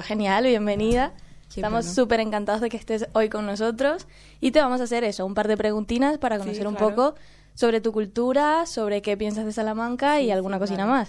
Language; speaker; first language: Spanish; native; Spanish